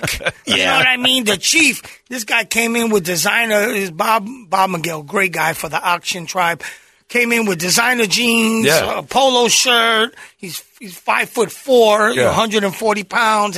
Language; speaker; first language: English; native; English